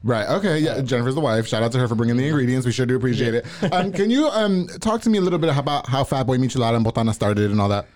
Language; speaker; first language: English; native; English